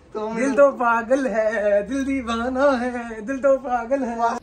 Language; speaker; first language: Hindi; native; Hindi